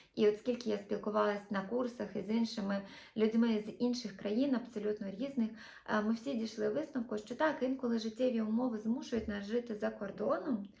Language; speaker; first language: Ukrainian; native; Ukrainian